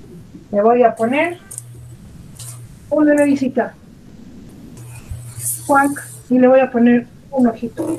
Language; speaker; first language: Spanish; native; Spanish